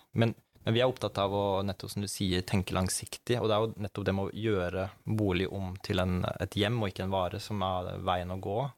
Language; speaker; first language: Norwegian; native; Norwegian